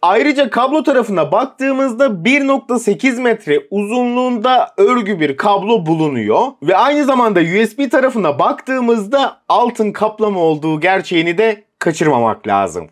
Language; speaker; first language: Turkish; native; Turkish